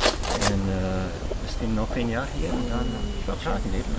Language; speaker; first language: Dutch; non-native, learner; English